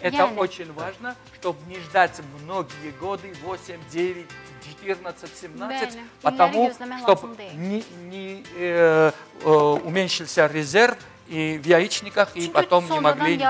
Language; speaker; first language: Russian; non-native, fluent; Georgian